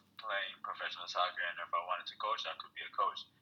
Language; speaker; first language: English; non-native, fluent; Amharic